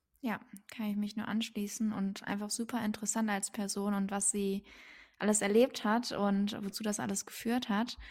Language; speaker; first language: German; native; German